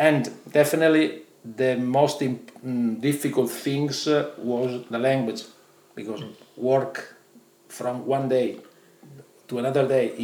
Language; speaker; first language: English; non-native, learner; Italian